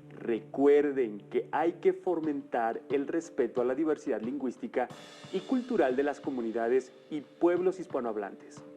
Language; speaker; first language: Spanish; native; Spanish